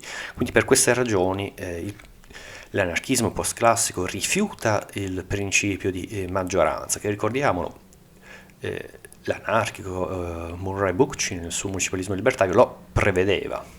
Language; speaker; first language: Italian; native; Italian